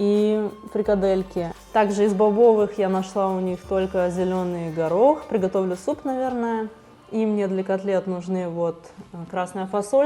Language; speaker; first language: Russian; native; Russian